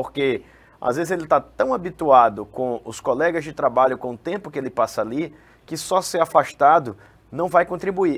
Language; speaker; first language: Portuguese; native; Portuguese